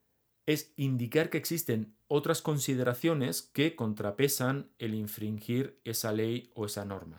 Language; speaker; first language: Spanish; native; Spanish